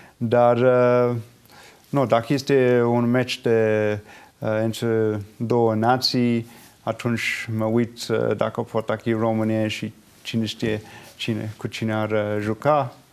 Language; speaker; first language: Romanian; non-native, fluent; English